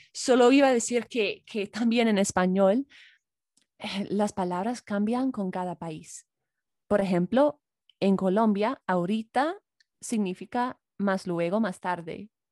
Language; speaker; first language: Spanish; non-native, fluent; English